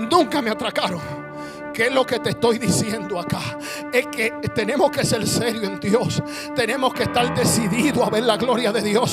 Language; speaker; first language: Spanish; native; Spanish